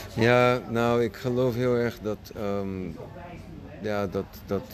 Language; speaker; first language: Dutch; non-native, fluent; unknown